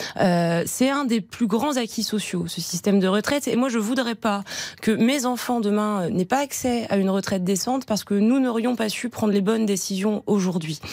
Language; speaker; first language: French; native; French